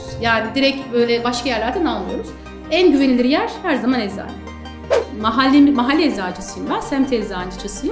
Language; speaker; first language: Turkish; native; Turkish